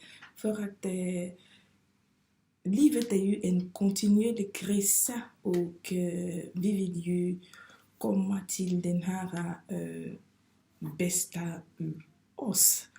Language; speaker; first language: Swedish; non-native, fluent; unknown